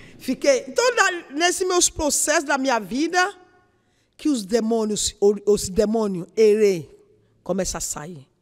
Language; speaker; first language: Portuguese; non-native, learner; Yoruba